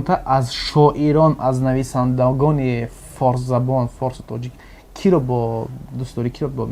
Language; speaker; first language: Persian; native; Persian